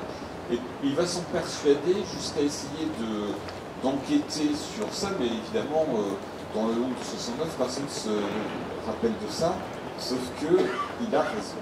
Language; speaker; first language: French; native; French